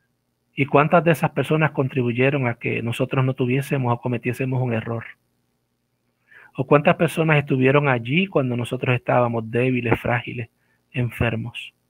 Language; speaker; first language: Spanish; native; Spanish